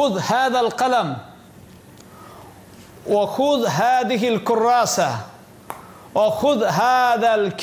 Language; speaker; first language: Arabic; non-native, fluent; Bangla